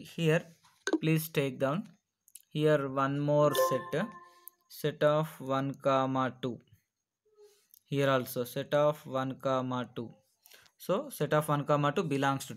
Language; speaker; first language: English; non-native, local second language; Telugu